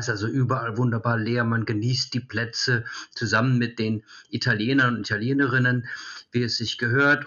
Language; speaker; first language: German; early bilingual, heritage; German